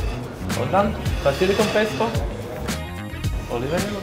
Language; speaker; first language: German; non-native, learner; Italian